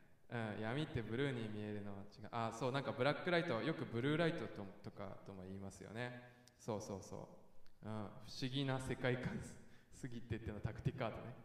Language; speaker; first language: Japanese; native; Japanese